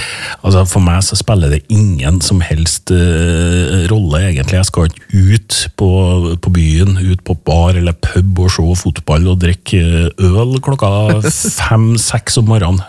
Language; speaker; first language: Norwegian; native; Norwegian